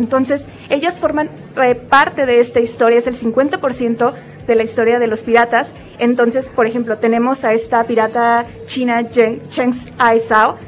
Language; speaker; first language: Spanish; native; Spanish